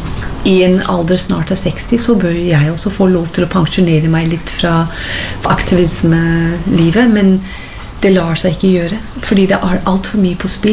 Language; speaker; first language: Norwegian; non-native, fluent; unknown